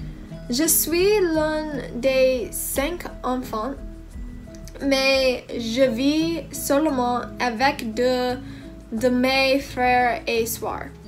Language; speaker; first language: French; non-native, learner; English